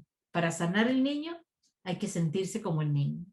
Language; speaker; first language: Spanish; native; Spanish